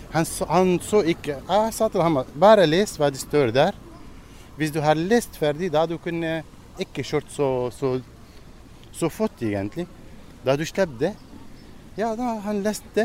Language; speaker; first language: Norwegian; non-native, learner; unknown